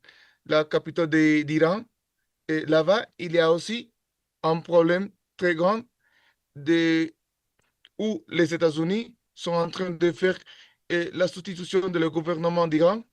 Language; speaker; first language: French; non-native, learner; Spanish